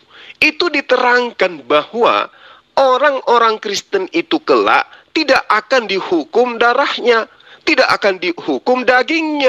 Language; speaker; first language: Indonesian; native; Indonesian